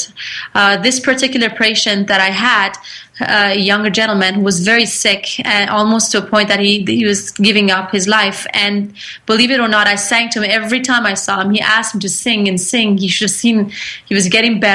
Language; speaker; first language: English; non-native, fluent; Persian